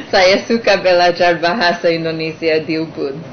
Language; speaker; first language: Indonesian; non-native, learner; English